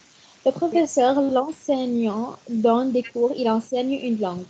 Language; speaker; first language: French; non-native, learner; Arabic